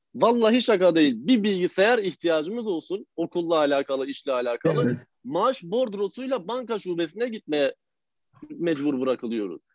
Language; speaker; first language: Turkish; native; Turkish